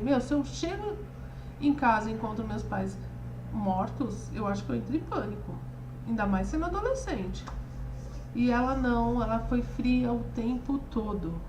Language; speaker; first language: Portuguese; native; Portuguese